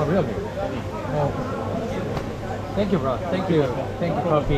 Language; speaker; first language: English; non-native, learner; Korean